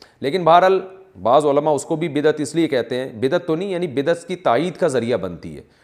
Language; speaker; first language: Urdu; native; Urdu